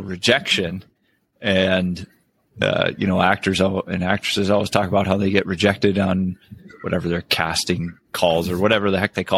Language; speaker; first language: English; native; English